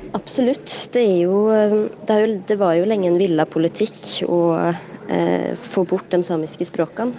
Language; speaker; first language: Norwegian; native; Norwegian